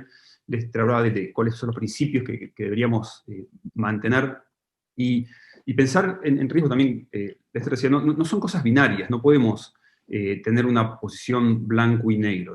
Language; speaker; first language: Spanish; native; Spanish